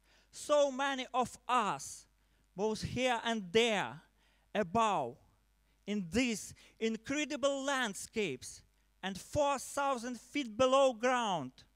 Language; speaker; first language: English; non-native, learner; Ukrainian